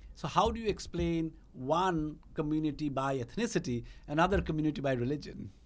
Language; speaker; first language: English; non-native, local second language; Bangla